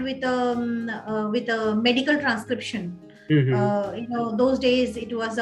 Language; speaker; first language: English; non-native, local second language; Odia